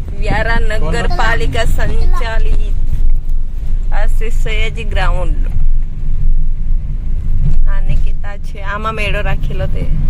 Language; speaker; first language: Gujarati; non-native, local second language; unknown